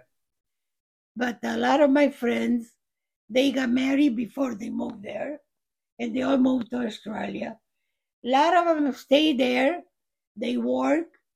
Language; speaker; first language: English; non-native, fluent; Italian